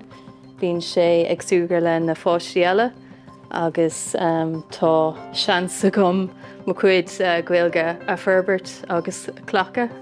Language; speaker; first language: Irish; non-native, local second language; English